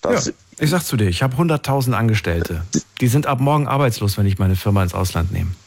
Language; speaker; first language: German; native; German